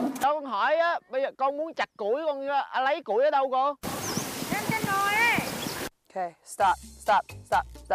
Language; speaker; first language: Vietnamese; native; Vietnamese